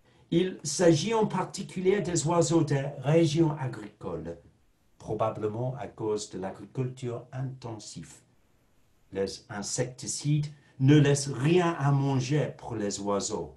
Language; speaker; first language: French; non-native, fluent; English